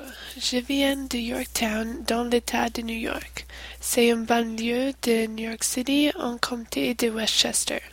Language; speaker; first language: French; non-native, learner; English